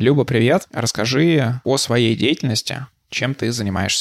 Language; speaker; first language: Russian; native; Russian